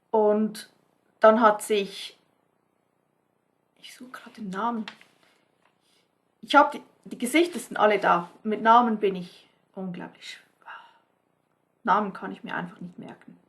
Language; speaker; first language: German; non-native, fluent; English